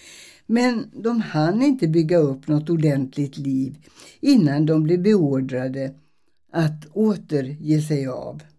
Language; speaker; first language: Swedish; early bilingual, other home language; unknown